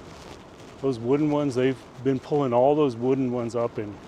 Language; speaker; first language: English; native; English